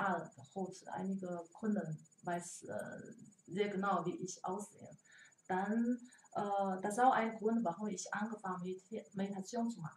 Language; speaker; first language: German; non-native, learner; Chinese